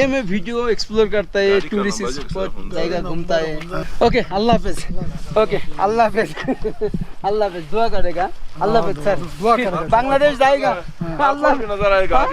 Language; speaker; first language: Hindi; non-native, learner; Bangla